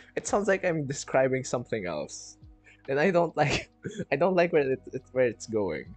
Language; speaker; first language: English; non-native, local second language; Filipino